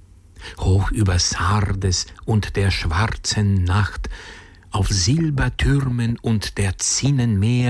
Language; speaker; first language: German; native; German